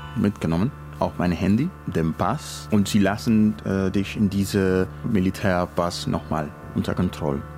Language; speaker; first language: German; non-native, learner; Spanish